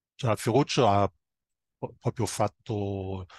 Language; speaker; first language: Italian; non-native, fluent; German